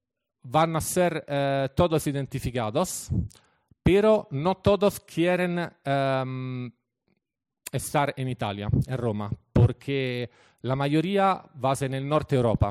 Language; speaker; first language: Spanish; non-native, fluent; Italian